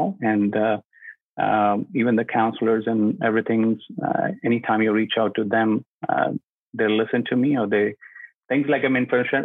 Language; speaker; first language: English; non-native, local second language; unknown